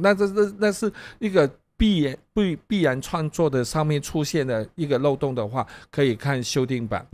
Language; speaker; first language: Chinese; non-native, local second language; Cantonese